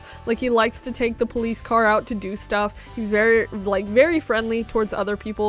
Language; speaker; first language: English; native; English